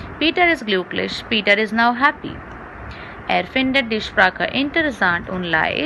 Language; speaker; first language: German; non-native, fluent; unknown